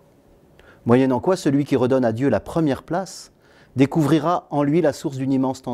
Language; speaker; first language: French; native; French